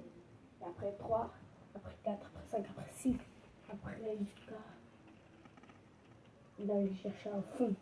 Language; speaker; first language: French; native; French